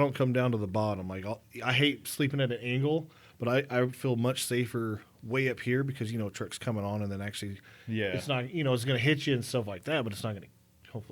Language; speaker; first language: English; native; English